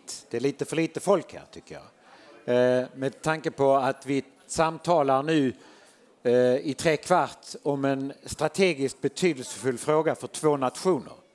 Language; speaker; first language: Swedish; native; Swedish